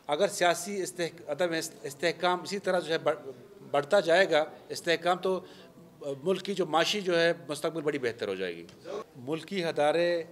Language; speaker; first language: Urdu; non-native, local second language; Baluchi